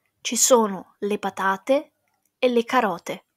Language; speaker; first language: Italian; non-native, fluent; English